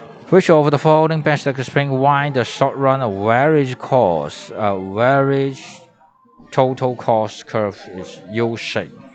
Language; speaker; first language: English; non-native, learner; Chinese